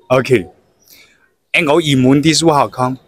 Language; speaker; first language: Vietnamese; non-native, learner; Chinese